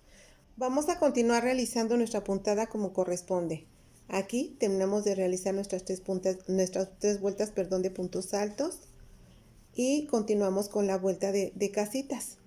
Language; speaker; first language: Spanish; native; Spanish